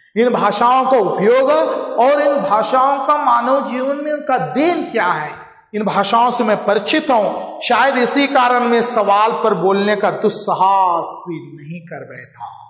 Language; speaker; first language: Hindi; non-native, local second language; Marathi